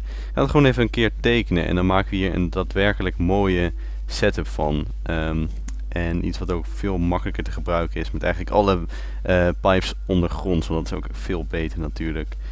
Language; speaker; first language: Dutch; native; Dutch